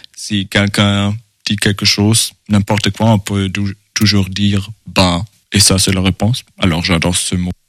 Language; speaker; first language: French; non-native, fluent; German